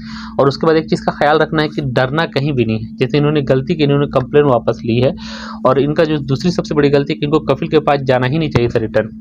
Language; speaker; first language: Hindi; native; Hindi